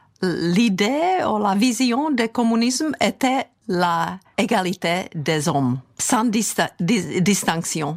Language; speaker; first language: French; non-native, fluent; Czech